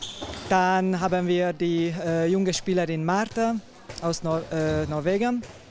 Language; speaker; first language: German; non-native, fluent; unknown